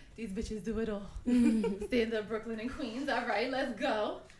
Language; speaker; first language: English; early bilingual, other home language; Spanish